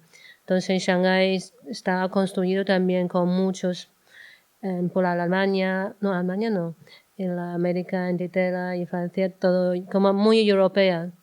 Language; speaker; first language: Spanish; non-native, learner; Chinese